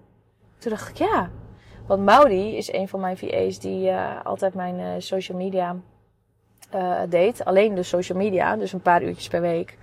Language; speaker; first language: Dutch; native; Dutch